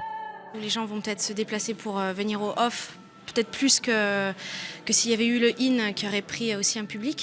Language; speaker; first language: French; native; French